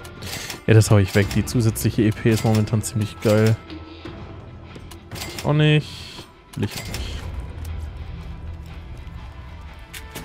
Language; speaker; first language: German; native; German